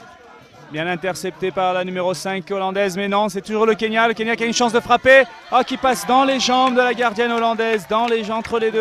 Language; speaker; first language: French; native; French